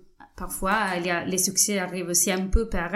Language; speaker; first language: French; non-native, fluent; Spanish